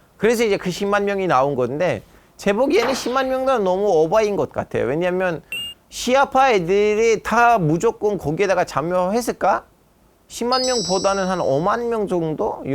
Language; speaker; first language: Korean; non-native, fluent; Turkish